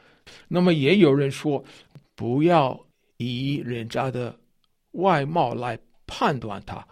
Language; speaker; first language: Chinese; non-native, fluent; English